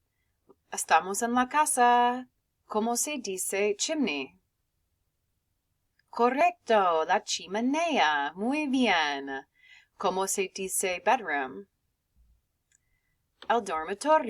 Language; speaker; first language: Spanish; non-native, fluent; English